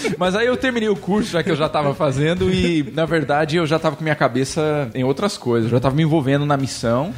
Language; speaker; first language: Portuguese; early bilingual, other home language; English